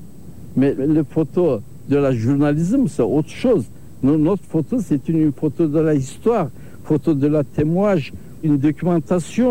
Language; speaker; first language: French; non-native, learner; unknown